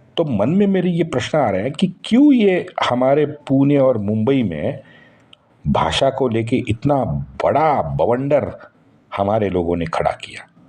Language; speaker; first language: Hindi; non-native, local second language; Marathi